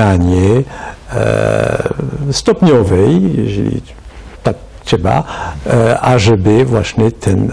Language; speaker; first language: Polish; non-native, fluent; French